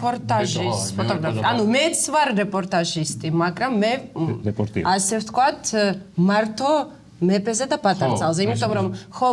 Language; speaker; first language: Georgian; non-native, fluent; Russian